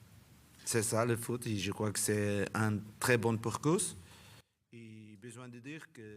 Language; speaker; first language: French; non-native, fluent; Portuguese